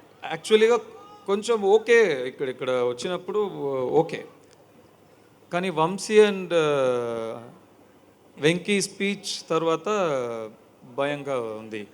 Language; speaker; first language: Telugu; non-native, learner; Tamil